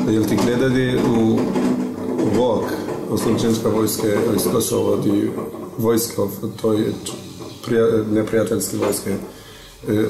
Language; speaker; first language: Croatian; non-native, local second language; Albanian